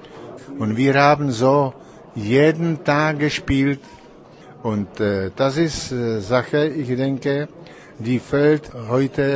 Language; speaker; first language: German; non-native, learner; Czech